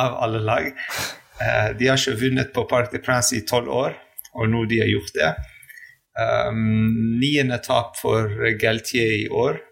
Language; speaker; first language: Norwegian; non-native, fluent; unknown